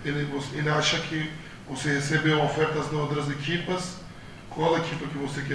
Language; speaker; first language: Portuguese; non-native, fluent; Turkish